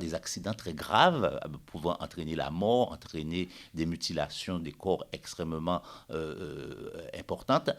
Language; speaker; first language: French; native; French